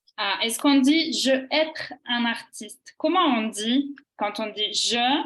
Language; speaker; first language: French; native; French